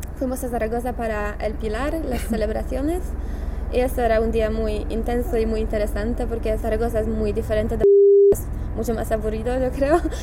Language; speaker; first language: Spanish; non-native, learner; Polish